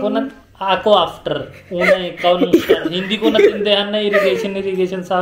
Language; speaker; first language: Filipino; non-native, learner; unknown